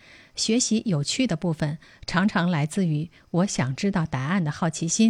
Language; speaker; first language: Chinese; native; Chinese